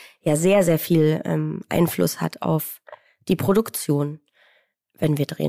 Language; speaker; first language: German; native; German